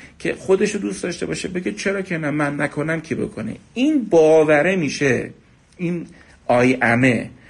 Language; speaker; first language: Persian; native; Persian